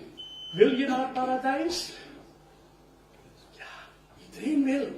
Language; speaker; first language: Dutch; non-native, learner; Urdu